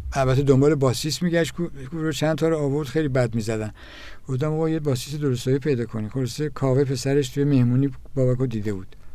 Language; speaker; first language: Persian; native; Persian